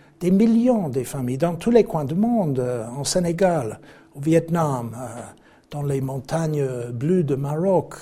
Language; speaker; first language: French; non-native, fluent; English